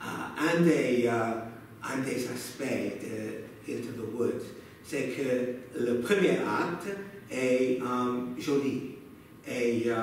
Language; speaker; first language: French; non-native, fluent; English